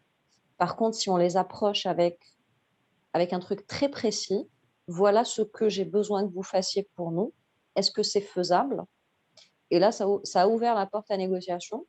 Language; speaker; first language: French; non-native, local second language; Arabic